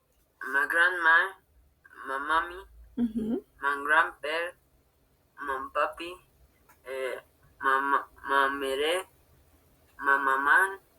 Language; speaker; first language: French; non-native, learner; Spanish